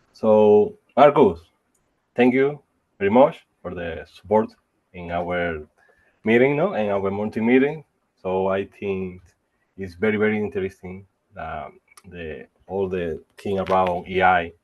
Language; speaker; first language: English; non-native, fluent; Spanish